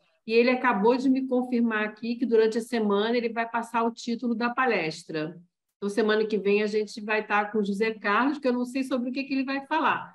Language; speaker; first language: Portuguese; native; Portuguese